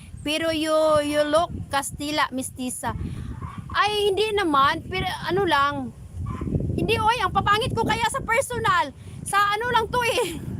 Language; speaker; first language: Filipino; non-native, local second language; Hiligaynon